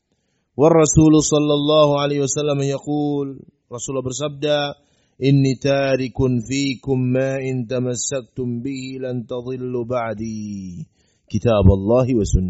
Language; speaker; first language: Arabic; non-native, fluent; Indonesian